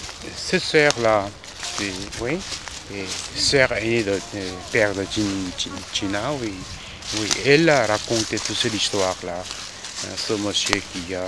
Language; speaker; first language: French; non-native, fluent; Korean